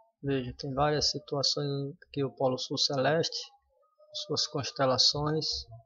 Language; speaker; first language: Portuguese; native; Portuguese